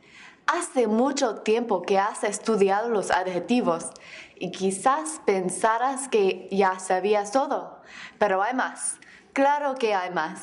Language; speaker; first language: Spanish; non-native, fluent; English